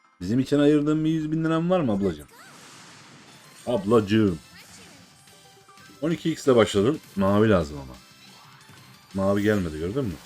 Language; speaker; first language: Turkish; native; Turkish